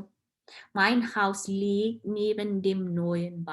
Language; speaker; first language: German; non-native, fluent; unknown